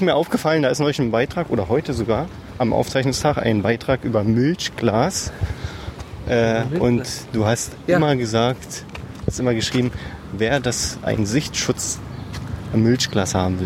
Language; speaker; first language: German; native; German